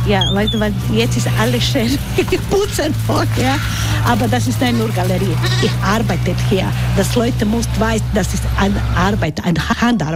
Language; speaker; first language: German; non-native, learner; Croatian